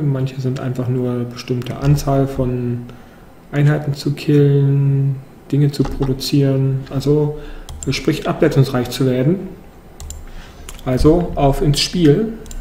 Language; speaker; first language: German; native; German